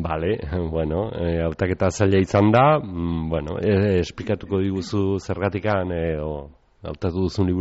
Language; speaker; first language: Basque; native; Basque